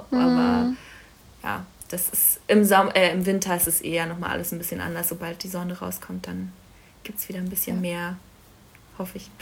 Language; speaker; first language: German; native; German